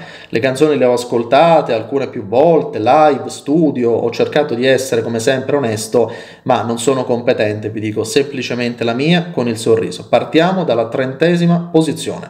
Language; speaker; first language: Italian; native; Italian